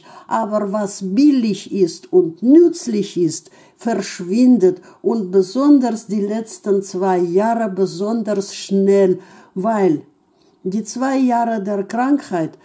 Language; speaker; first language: German; non-native, fluent; Russian